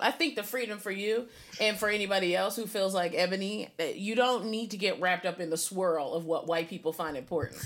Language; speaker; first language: English; native; English